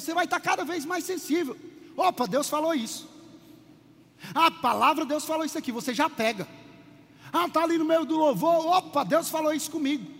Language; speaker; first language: Portuguese; native; Portuguese